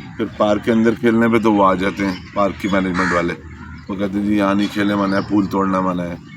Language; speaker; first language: Urdu; native; Urdu